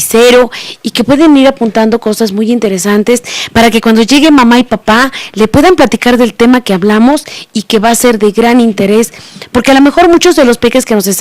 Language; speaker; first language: Spanish; native; Spanish